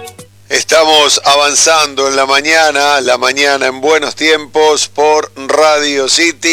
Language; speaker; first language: Spanish; native; Spanish